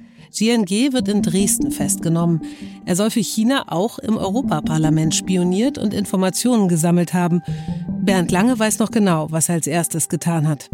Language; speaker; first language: German; native; German